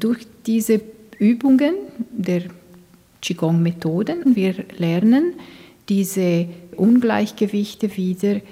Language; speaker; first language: German; non-native, fluent; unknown